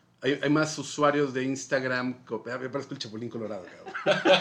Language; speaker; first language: Spanish; native; Spanish